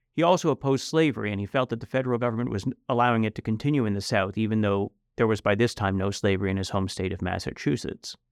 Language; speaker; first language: English; native; English